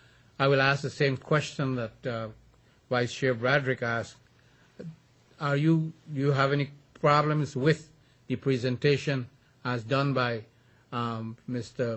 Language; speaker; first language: English; native; English